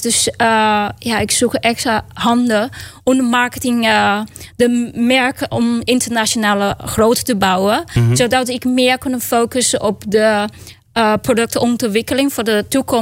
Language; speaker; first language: Dutch; non-native, learner; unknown